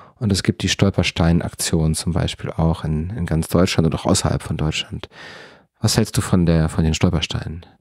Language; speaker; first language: German; native; German